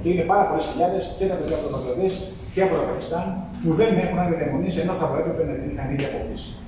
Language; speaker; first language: Greek; native; Greek